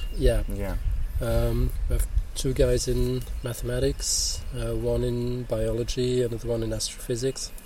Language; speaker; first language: English; non-native, fluent; French